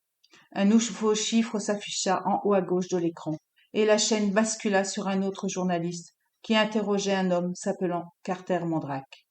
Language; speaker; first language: French; native; French